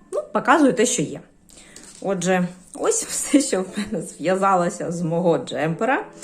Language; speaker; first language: Ukrainian; native; Ukrainian